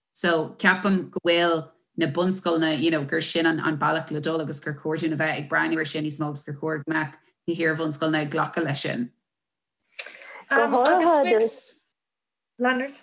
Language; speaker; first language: Irish; non-native, local second language; English